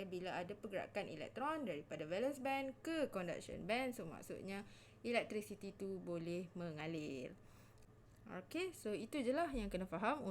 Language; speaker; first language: Malay; native; Malay